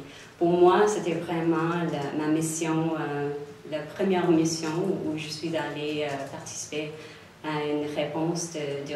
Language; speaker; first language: French; non-native, local second language; English